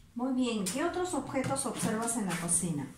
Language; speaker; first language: Spanish; native; Spanish